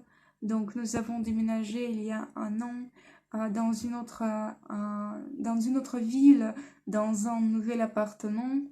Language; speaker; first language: French; non-native, learner; Russian